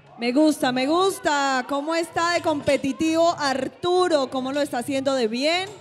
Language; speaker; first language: Spanish; native; Spanish